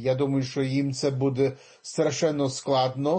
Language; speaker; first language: Ukrainian; early bilingual, heritage; English